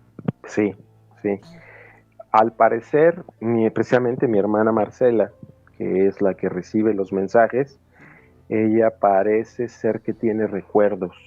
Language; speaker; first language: Spanish; native; Spanish